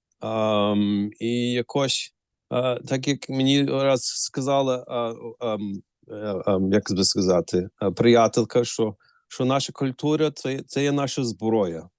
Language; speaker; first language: Ukrainian; early bilingual, heritage; Ukrainian